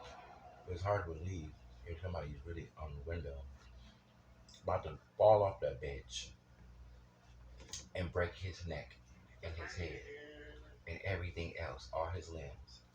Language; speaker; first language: English; native; English